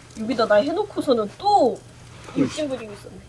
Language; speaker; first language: Korean; native; Korean